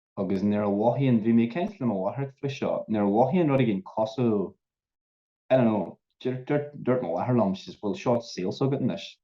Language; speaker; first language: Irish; non-native, local second language; English